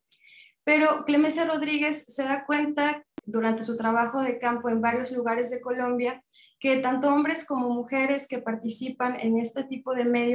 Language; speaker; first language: Spanish; native; Spanish